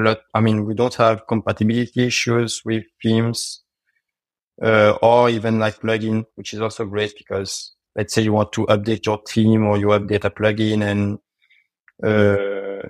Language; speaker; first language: English; non-native, fluent; French